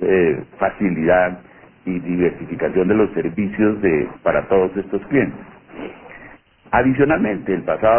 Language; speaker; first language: Spanish; native; Spanish